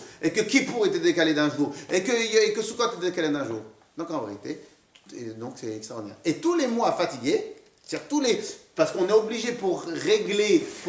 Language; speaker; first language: French; native; French